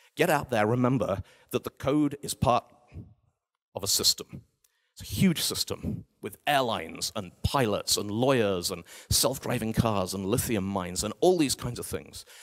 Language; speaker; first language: English; native; English